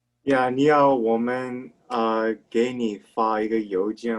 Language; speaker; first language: Chinese; non-native, learner; English